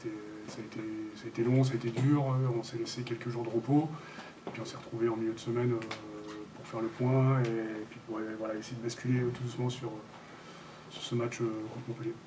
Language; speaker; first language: French; native; French